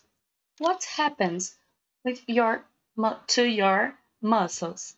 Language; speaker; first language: English; non-native, learner; Portuguese